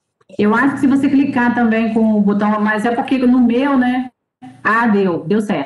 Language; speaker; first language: Portuguese; native; Portuguese